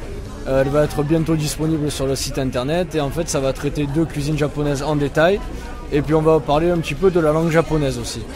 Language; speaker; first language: French; native; French